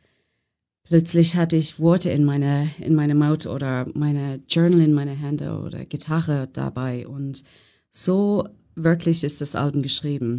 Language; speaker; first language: German; non-native, learner; English